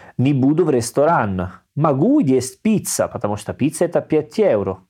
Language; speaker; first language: Russian; non-native, learner; Italian